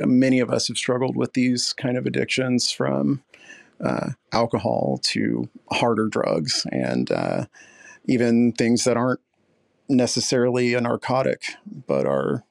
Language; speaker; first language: English; native; English